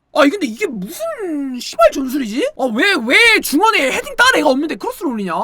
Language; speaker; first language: Korean; native; Korean